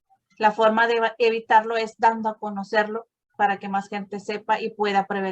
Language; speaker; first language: Spanish; native; Spanish